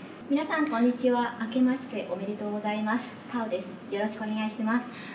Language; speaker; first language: Japanese; non-native, fluent; Vietnamese